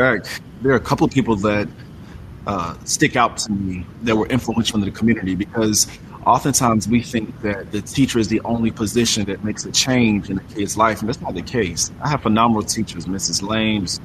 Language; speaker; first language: English; native; English